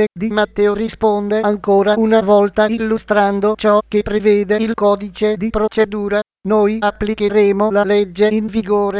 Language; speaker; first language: Italian; native; Italian